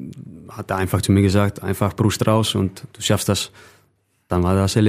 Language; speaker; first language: German; non-native, fluent; Icelandic